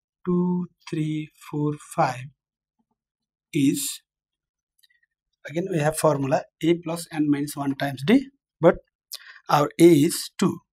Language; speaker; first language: English; non-native, local second language; Nepali